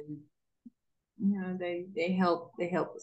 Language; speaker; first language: English; non-native, fluent; Spanish